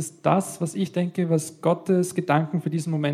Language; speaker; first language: German; native; German